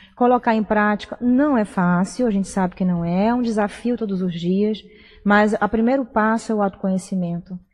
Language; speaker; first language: Portuguese; native; Portuguese